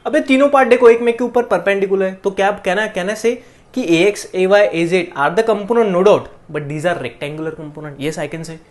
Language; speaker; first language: Hindi; non-native, local second language; Marathi